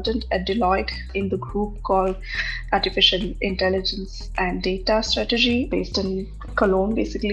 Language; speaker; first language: English; non-native, local second language; Marathi